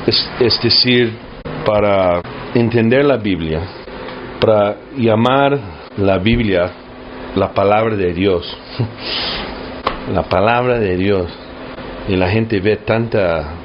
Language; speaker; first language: Spanish; early bilingual, heritage; English